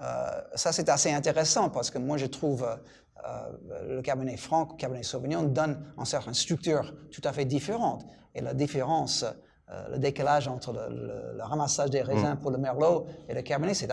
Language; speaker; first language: French; non-native, fluent; English